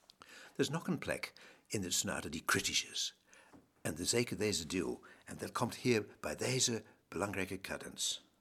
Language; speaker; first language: Dutch; non-native, fluent; English